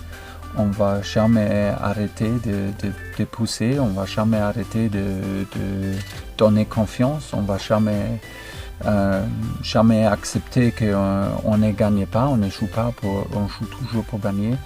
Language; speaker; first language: French; non-native, fluent; German